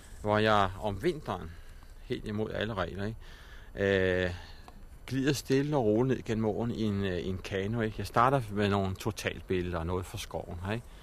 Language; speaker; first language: Danish; native; Danish